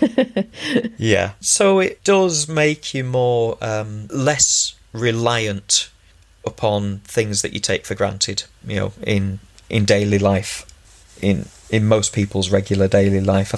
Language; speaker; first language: English; native; English